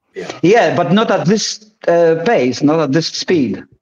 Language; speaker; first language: English; early bilingual, other home language; Polish